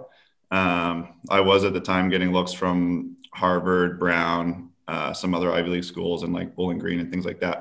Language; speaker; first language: English; native; English